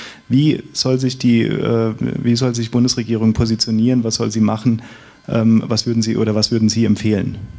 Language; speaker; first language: German; native; German